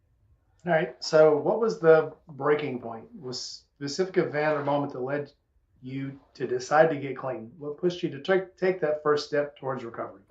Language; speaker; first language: English; native; English